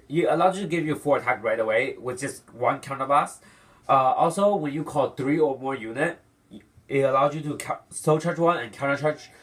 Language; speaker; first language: English; non-native, fluent; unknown